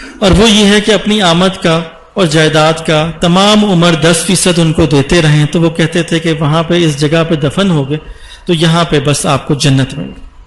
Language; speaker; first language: Urdu; non-native, local second language; Punjabi